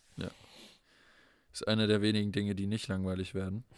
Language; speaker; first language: German; native; German